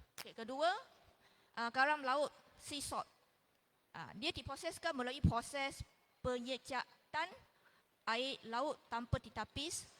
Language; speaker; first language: Malay; non-native, local second language; Chinese